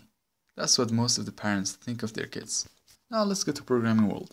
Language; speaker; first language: English; non-native, fluent; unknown